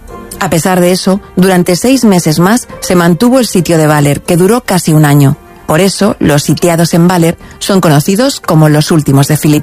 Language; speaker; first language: Spanish; native; Spanish